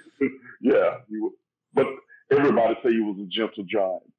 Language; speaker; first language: English; native; English